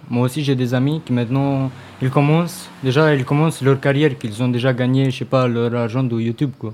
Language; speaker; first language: French; non-native, learner; Romanian